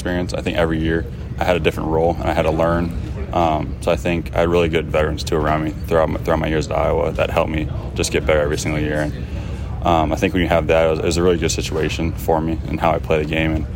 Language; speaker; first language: English; native; English